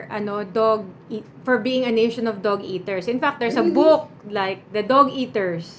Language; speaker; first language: English; non-native, local second language; Filipino